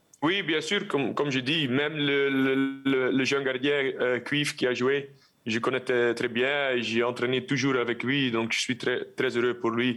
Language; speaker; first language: French; non-native, local second language; Dutch